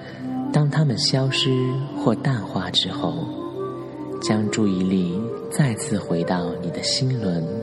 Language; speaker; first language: Chinese; native; Chinese